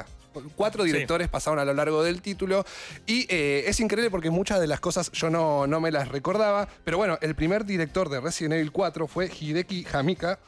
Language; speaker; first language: Spanish; native; Spanish